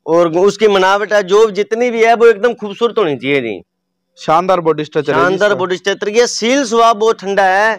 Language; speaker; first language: Hindi; native; Hindi